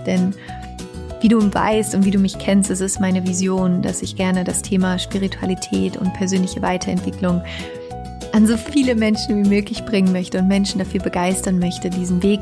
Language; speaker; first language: German; native; German